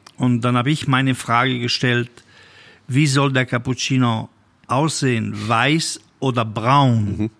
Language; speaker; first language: German; non-native, fluent; Italian